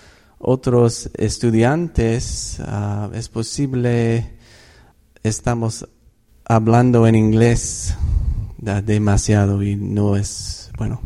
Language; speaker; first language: Spanish; non-native, fluent; English